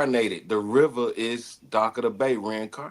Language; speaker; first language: English; native; English